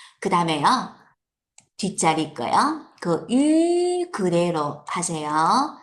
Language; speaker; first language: Korean; non-native, fluent; Chinese